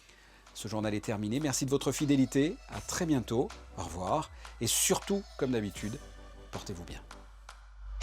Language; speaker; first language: French; native; French